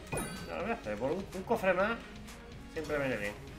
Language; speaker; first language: Spanish; native; Spanish